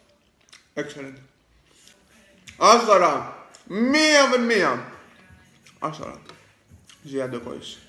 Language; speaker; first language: Arabic; non-native, learner; Greek